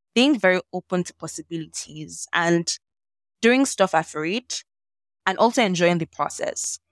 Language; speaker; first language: English; non-native, local second language; Yoruba